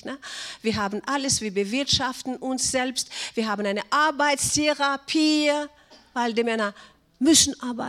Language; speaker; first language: German; non-native, fluent; Russian